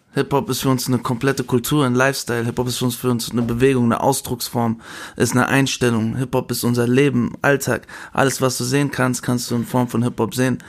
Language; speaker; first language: German; early bilingual, other home language; Spanish